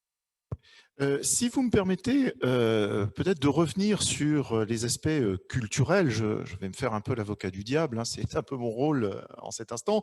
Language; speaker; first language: French; native; French